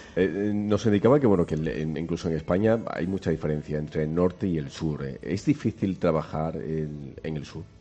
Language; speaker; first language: Spanish; native; Spanish